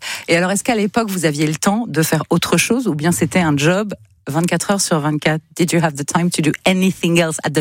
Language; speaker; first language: French; native; French